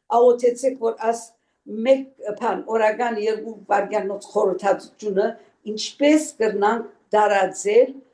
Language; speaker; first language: Armenian; native; Armenian